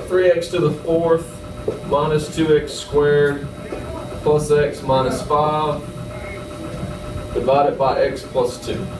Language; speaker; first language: English; native; English